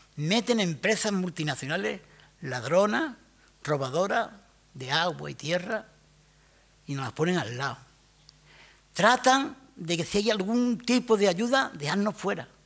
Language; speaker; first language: Spanish; native; Spanish